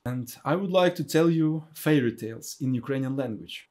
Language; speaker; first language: English; non-native, fluent; Ukrainian